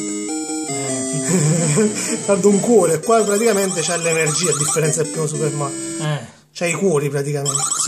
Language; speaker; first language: Italian; native; Italian